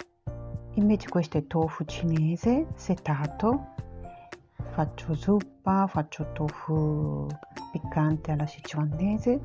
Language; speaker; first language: Italian; non-native, learner; Japanese